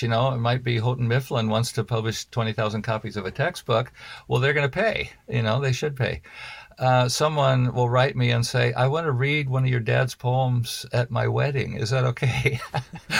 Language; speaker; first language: English; native; English